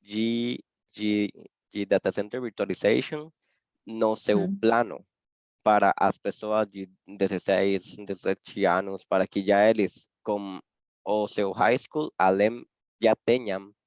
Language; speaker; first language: Portuguese; non-native, fluent; Spanish